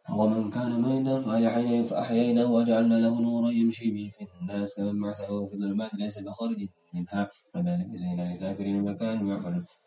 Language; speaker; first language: Arabic; non-native, learner; Indonesian